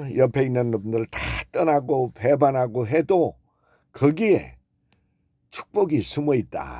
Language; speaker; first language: Korean; native; Korean